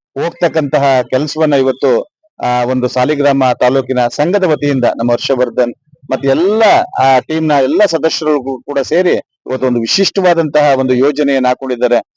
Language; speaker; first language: Kannada; native; Kannada